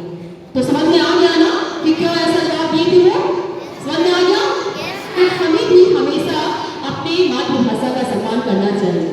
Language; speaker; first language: Hindi; native; Hindi